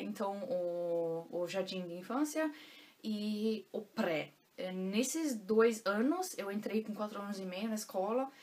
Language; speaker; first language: Portuguese; non-native, local second language; German